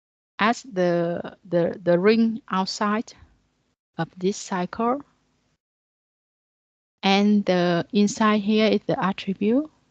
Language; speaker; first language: English; non-native, learner; Vietnamese